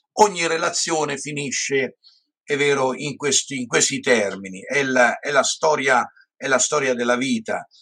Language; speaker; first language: Italian; native; Italian